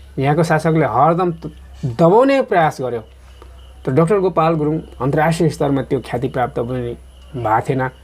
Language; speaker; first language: Nepali; non-native, local second language; Limbu